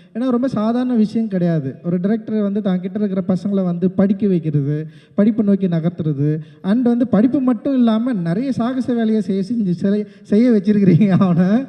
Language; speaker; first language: Tamil; native; Tamil